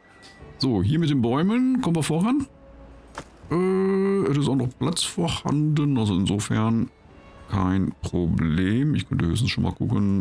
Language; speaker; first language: German; native; German